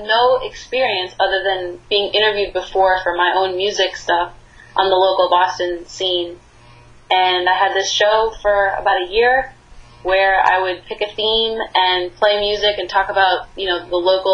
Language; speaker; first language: English; native; English